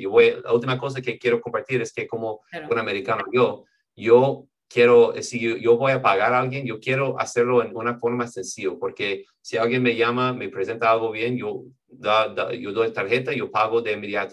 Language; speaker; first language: Spanish; non-native, fluent; English